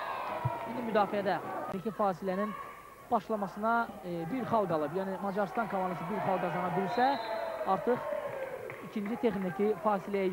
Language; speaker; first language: Azerbaijani; native; Azerbaijani